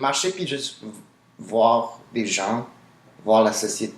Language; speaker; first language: French; native; French